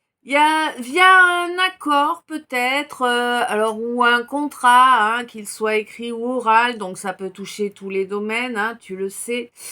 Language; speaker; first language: French; native; French